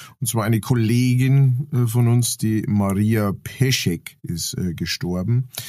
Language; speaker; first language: German; native; German